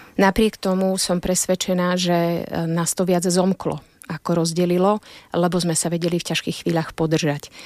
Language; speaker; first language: Slovak; native; Slovak